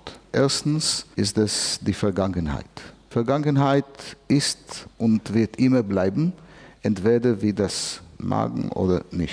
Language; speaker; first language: German; non-native, fluent; Hebrew